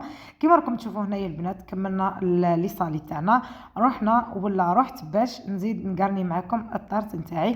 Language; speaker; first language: Arabic; native; Arabic